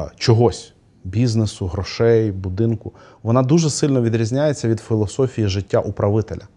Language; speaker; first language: Ukrainian; non-native, local second language; Russian